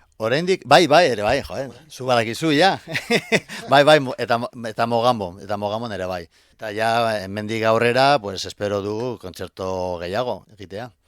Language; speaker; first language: Basque; non-native, local second language; Spanish